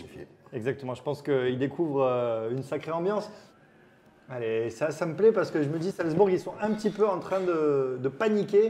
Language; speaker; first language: French; native; French